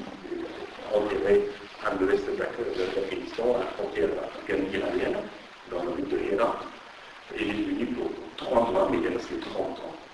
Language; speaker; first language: French; non-native, fluent; Persian